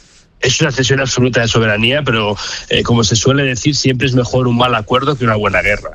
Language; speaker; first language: Spanish; native; Spanish